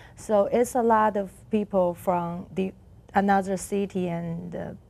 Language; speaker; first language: English; non-native, learner; Chinese